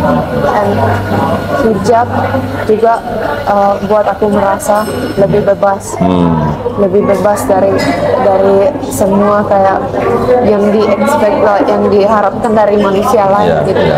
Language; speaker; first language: Indonesian; non-native, fluent; Finnish